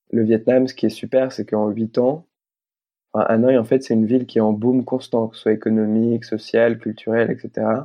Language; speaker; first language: French; native; French